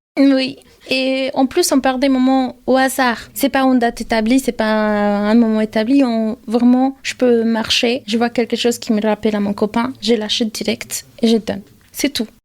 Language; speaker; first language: French; non-native, fluent; Spanish